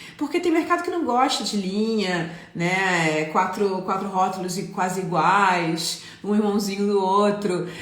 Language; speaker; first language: Portuguese; non-native, fluent; Italian